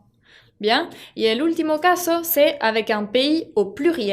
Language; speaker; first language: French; non-native, fluent; Spanish